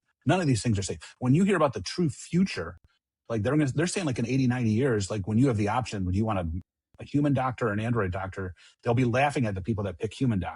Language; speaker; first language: English; native; English